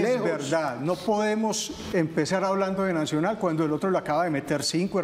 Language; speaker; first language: Spanish; native; Spanish